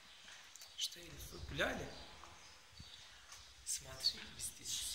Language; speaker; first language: Russian; non-native, learner; Turkish